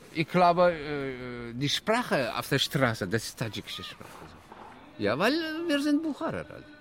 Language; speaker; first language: German; non-native, learner; Tajik